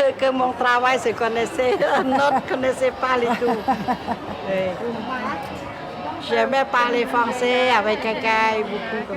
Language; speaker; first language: French; non-native, learner; Khmer